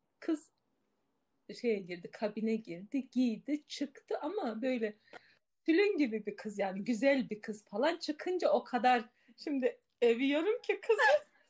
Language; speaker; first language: Turkish; native; Turkish